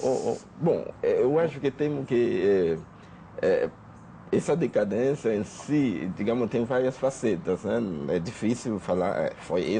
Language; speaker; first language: Portuguese; non-native, fluent; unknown